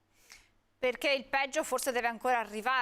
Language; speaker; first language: Italian; native; Italian